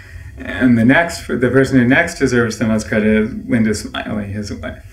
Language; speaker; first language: English; native; English